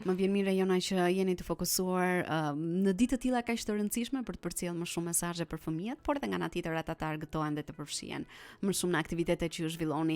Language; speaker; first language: Albanian; native; Albanian